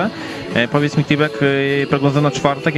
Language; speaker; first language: Polish; native; Polish